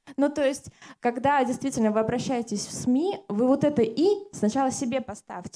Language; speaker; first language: Russian; native; Russian